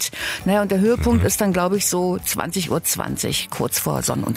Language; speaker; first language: German; native; German